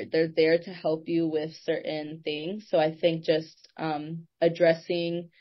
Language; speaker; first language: English; native; English